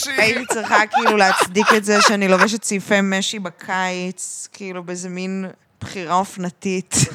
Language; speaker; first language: Hebrew; native; Hebrew